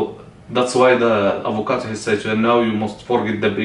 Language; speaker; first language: English; non-native, learner; Arabic